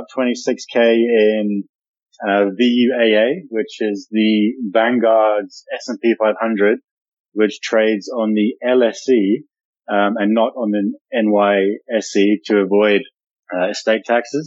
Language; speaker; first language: English; native; English